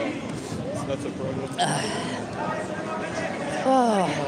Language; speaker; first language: English; non-native, learner; French